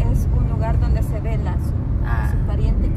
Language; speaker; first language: Spanish; native; Spanish